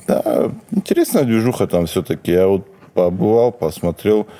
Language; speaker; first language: Russian; non-native, local second language; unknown